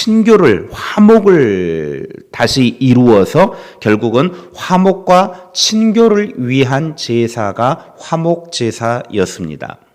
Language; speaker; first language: Korean; native; Korean